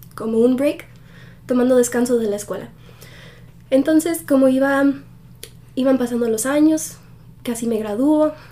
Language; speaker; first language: Spanish; early bilingual, heritage; Spanish